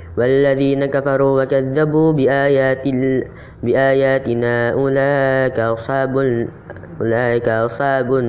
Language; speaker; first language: Arabic; non-native, learner; Indonesian